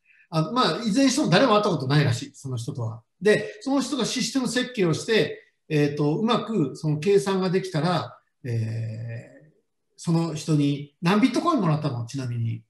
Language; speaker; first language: Japanese; native; Japanese